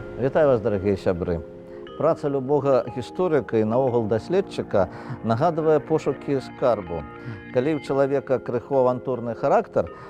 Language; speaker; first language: Belarusian; native; Belarusian